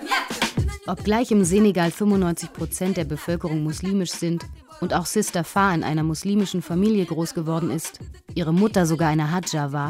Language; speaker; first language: German; native; German